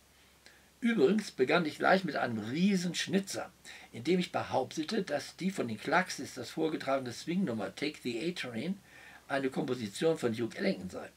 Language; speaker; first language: German; native; German